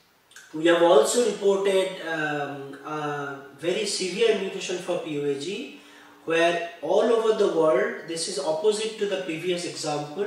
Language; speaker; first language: English; non-native, local second language; Bangla